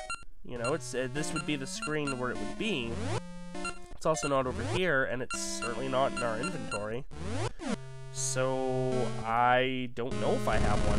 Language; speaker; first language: English; native; English